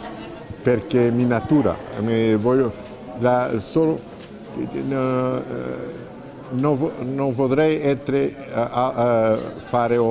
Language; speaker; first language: Italian; non-native, learner; Portuguese